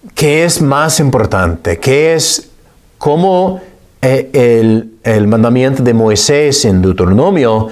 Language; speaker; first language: Spanish; non-native, fluent; English